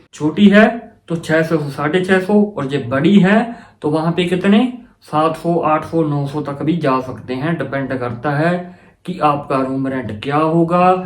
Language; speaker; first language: Hindi; non-native, local second language; Punjabi